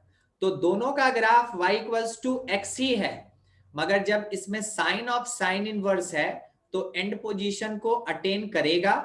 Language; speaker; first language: Hindi; native; Hindi